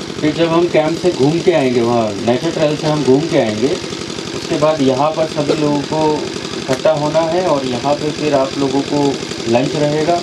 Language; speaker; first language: Hindi; native; Hindi